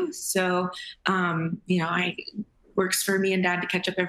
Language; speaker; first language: English; native; English